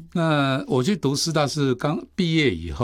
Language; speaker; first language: Chinese; native; Chinese